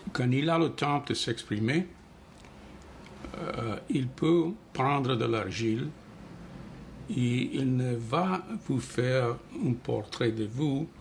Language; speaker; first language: French; non-native, fluent; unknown